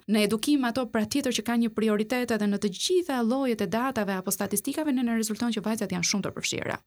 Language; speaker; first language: Albanian; native; Albanian